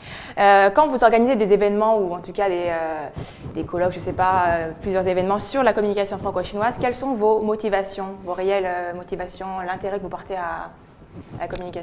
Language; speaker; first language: French; native; French